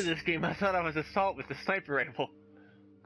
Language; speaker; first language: English; native; English